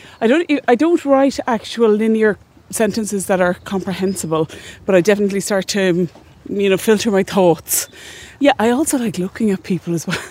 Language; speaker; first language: English; native; English